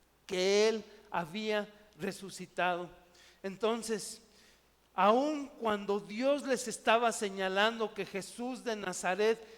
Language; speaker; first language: Spanish; native; Spanish